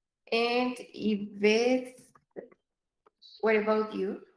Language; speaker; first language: English; non-native, fluent; Spanish